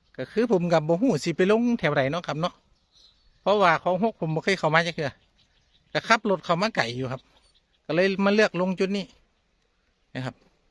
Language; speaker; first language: Thai; non-native, local second language; Northeastern Thai